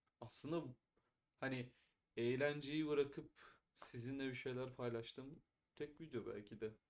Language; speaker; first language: Turkish; native; Turkish